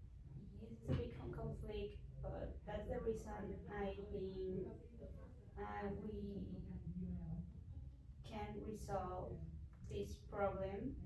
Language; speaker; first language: English; non-native, learner; Spanish